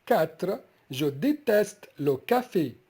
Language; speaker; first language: French; non-native, fluent; Arabic